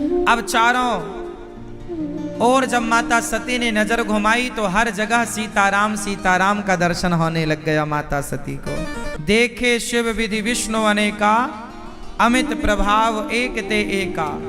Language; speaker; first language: Hindi; native; Hindi